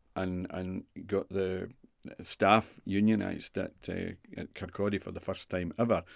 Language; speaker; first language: English; native; English